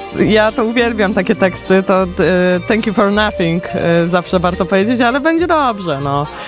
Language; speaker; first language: Polish; native; Polish